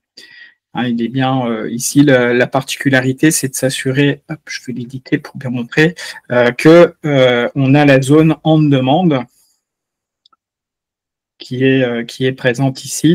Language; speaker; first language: French; native; French